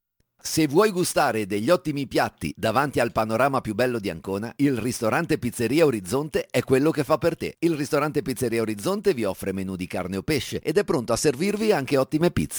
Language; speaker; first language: Italian; native; Italian